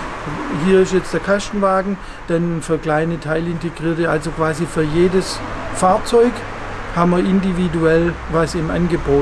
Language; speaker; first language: German; native; German